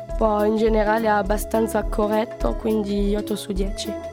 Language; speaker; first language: Italian; non-native, learner; French